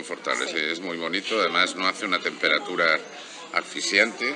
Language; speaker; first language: Spanish; native; Spanish